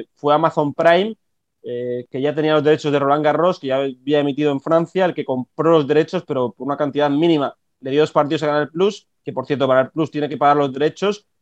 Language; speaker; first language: Spanish; native; Spanish